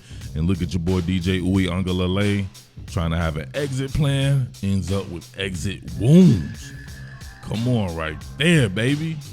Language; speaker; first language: English; native; English